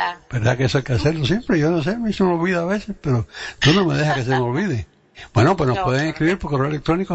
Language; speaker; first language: Spanish; native; Spanish